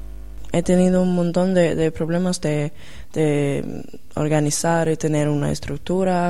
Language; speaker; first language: Spanish; non-native, learner; Swedish